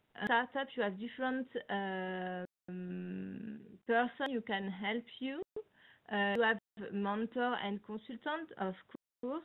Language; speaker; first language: English; non-native, learner; French